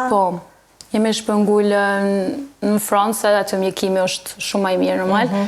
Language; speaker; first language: Albanian; early bilingual, heritage; Albanian